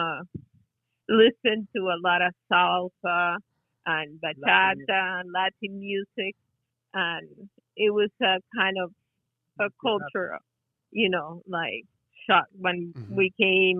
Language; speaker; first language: English; non-native, fluent; Spanish